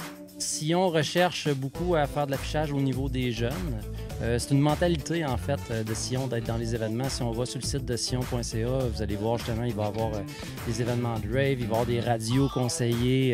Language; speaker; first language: French; native; French